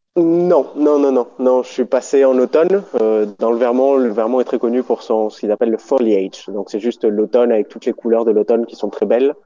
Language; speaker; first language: French; native; French